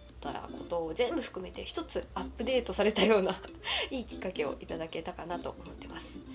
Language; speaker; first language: Japanese; native; Japanese